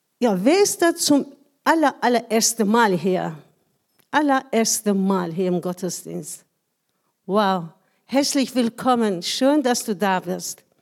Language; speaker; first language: German; non-native, fluent; Persian